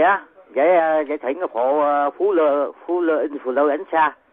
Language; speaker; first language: Danish; non-native, learner; Vietnamese